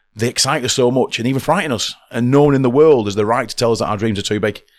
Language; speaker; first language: English; native; English